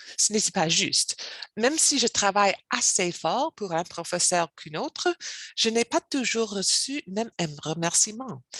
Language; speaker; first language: French; non-native, learner; English